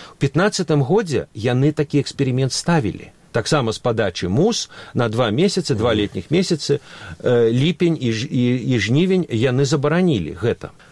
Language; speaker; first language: Belarusian; non-native, local second language; Russian